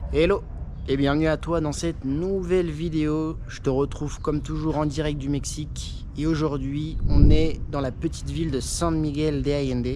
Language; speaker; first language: French; native; French